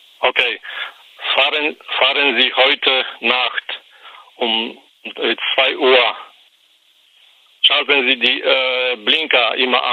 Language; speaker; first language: German; non-native, learner; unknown